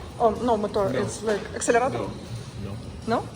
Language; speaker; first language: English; non-native, learner; Ukrainian